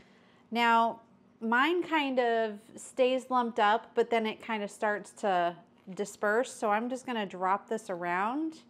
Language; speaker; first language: English; native; English